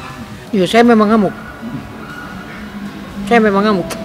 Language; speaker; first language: Indonesian; native; Indonesian